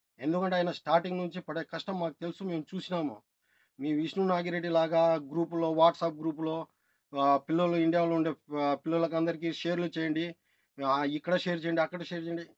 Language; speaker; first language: Telugu; non-native, local second language; Urdu